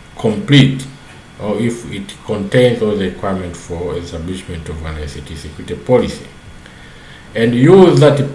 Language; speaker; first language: English; non-native, local second language; Swahili